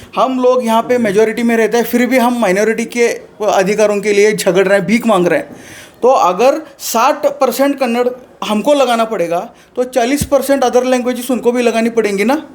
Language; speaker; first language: Hindi; non-native, local second language; Marathi